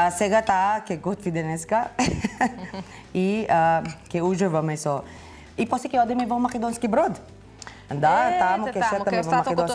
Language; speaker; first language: Macedonian; non-native, learner; Filipino